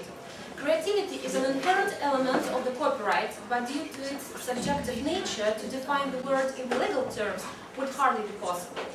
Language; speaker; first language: English; non-native, fluent; Russian